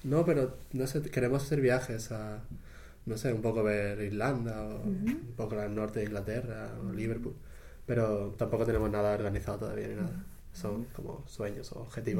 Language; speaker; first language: Spanish; native; Spanish